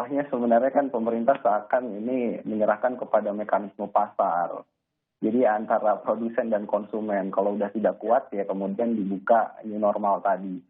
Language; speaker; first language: Indonesian; native; Indonesian